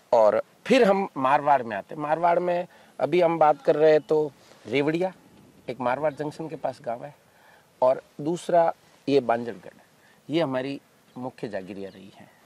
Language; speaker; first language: Hindi; native; Hindi